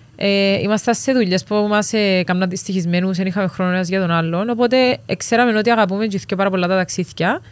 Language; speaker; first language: Greek; native; Greek